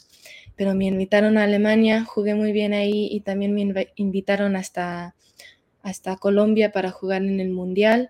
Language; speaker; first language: Spanish; early bilingual, heritage; Spanish